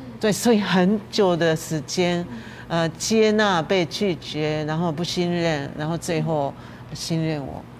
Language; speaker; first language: Chinese; non-native, fluent; Japanese